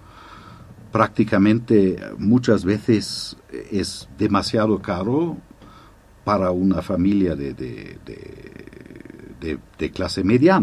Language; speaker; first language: Spanish; non-native, fluent; German